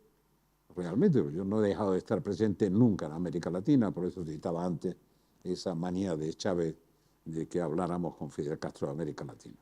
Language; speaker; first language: Spanish; native; Spanish